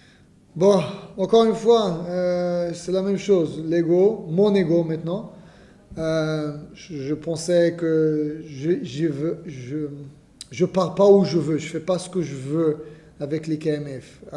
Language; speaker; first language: French; non-native, fluent; Hebrew